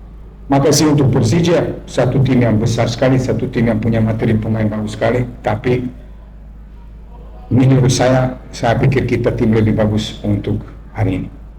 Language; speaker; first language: Indonesian; non-native, fluent; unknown